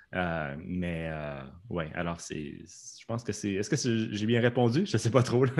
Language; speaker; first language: French; native; French